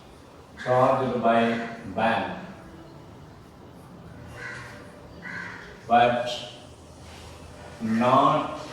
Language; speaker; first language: English; non-native, local second language; Tamil